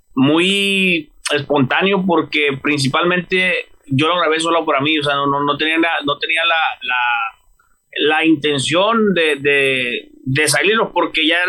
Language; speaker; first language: Spanish; native; Spanish